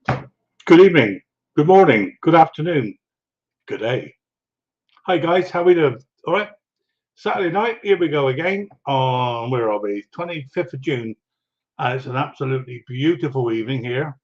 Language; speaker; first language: English; native; English